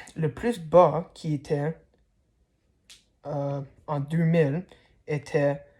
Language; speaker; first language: French; non-native, learner; English